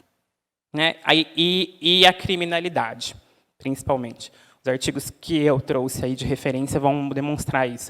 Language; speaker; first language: Portuguese; native; Portuguese